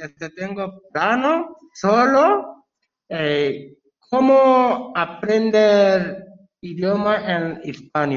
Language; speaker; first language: Spanish; non-native, learner; Bangla